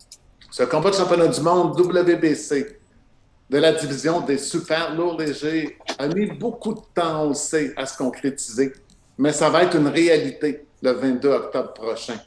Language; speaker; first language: French; native; French